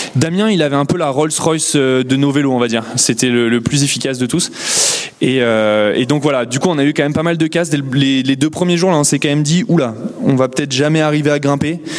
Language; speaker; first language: French; native; French